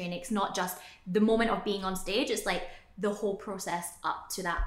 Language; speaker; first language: English; native; English